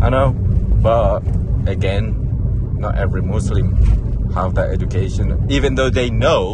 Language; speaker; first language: English; non-native, fluent; Indonesian